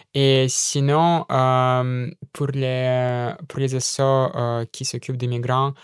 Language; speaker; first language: French; non-native, fluent; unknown